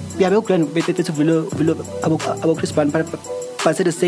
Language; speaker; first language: English; non-native, local second language; Zulu